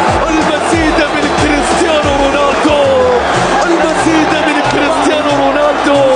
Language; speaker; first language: Arabic; native; Arabic